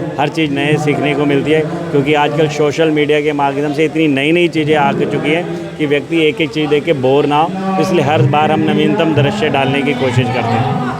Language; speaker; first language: Hindi; native; Hindi